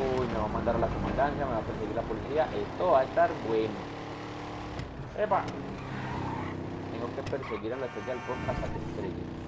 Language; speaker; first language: Spanish; native; Spanish